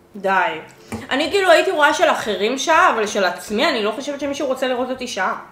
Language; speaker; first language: Hebrew; native; Hebrew